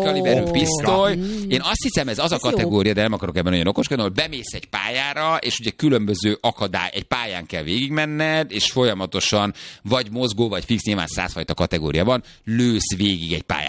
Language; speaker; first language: Hungarian; native; Hungarian